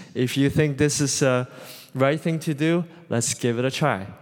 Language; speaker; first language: English; non-native, fluent; Chinese